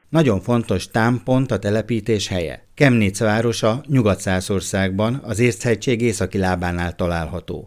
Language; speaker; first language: Hungarian; native; Hungarian